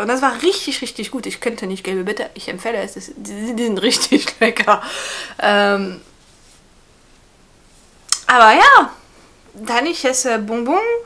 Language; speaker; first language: German; non-native, fluent; French